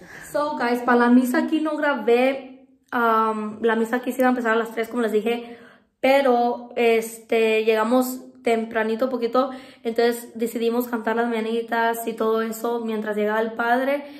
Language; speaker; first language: Spanish; early bilingual, heritage; Spanish